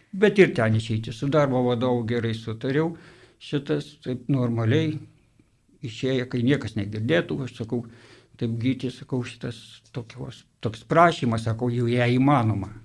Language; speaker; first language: Lithuanian; native; Lithuanian